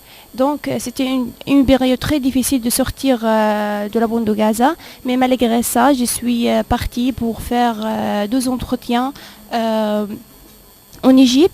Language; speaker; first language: French; non-native, fluent; Arabic